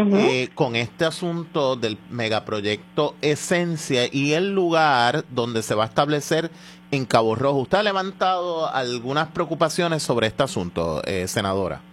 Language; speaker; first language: Spanish; native; Spanish